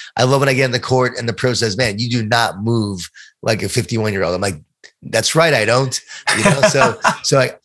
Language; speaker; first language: English; native; English